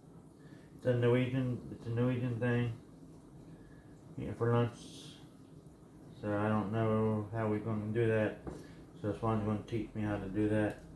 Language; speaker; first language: English; native; English